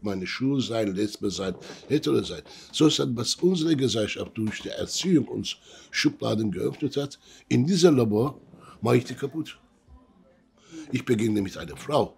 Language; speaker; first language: German; early bilingual, other home language; Turkish